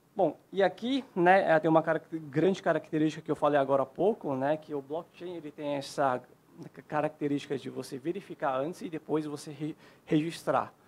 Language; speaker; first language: Portuguese; non-native, fluent; Chinese